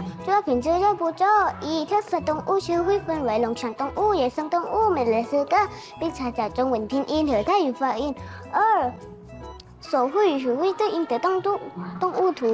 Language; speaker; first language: Chinese; non-native, learner; Thai